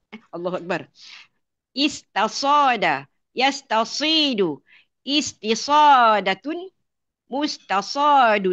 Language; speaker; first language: Arabic; non-native, learner; Malay